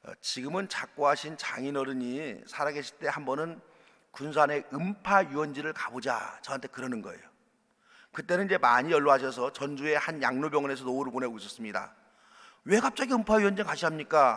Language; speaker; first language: Korean; native; Korean